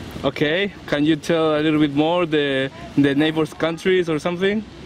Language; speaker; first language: English; non-native, fluent; Spanish